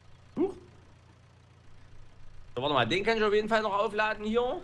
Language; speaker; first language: German; native; German